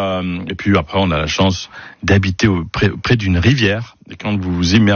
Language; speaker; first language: French; native; French